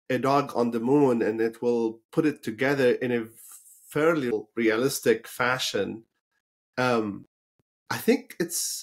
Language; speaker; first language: English; non-native, fluent; Arabic